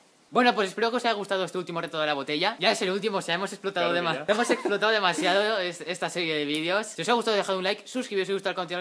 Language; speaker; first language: Spanish; native; Spanish